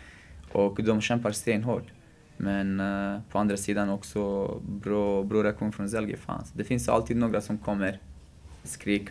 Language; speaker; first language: Swedish; non-native, fluent; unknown